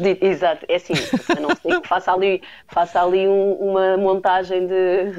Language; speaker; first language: Portuguese; native; Portuguese